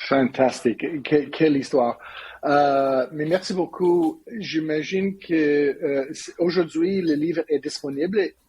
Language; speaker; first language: French; non-native, learner; English